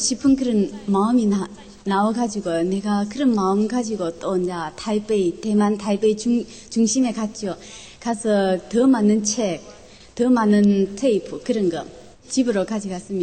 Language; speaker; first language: Korean; non-native, local second language; Chinese